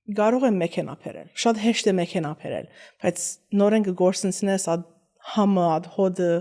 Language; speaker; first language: Armenian; early bilingual, heritage; Armenian